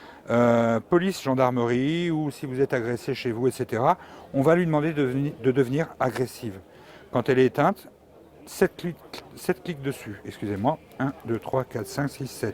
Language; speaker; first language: French; native; French